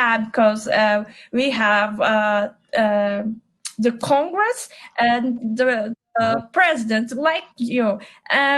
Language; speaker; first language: English; non-native, learner; Portuguese